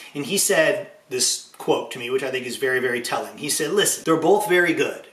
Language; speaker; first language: English; native; English